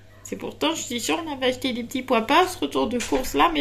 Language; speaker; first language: French; native; French